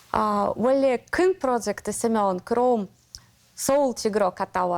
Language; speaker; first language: Korean; non-native, learner; Russian